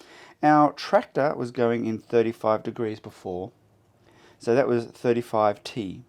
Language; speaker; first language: English; native; English